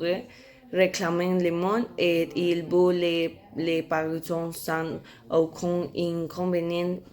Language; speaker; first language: French; non-native, learner; Spanish